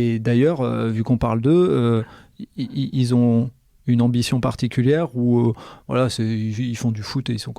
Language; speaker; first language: French; native; French